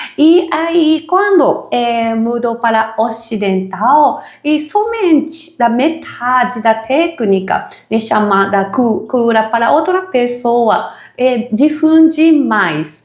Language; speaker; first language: Portuguese; non-native, fluent; Japanese